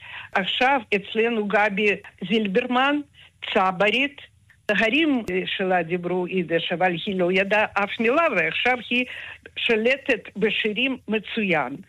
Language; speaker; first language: Hebrew; non-native, fluent; Russian